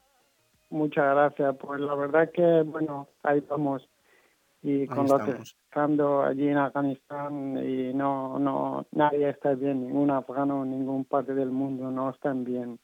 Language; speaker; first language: Spanish; non-native, learner; Persian